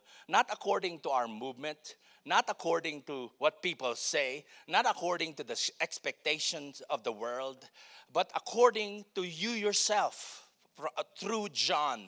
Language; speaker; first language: English; non-native, local second language; Filipino